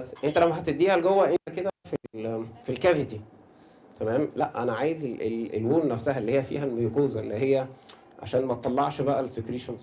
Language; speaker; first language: Arabic; native; Arabic